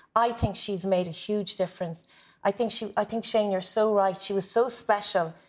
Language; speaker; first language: English; native; English